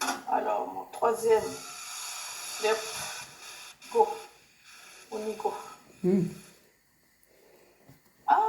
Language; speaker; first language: French; non-native, learner; Japanese